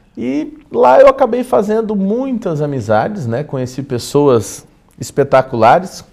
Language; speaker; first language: Portuguese; native; Portuguese